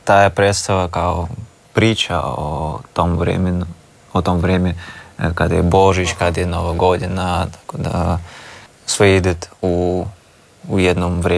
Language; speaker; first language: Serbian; non-native, learner; Russian